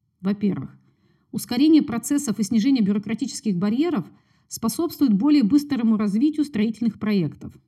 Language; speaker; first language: Russian; native; Russian